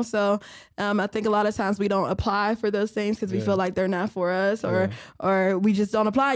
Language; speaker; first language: English; native; English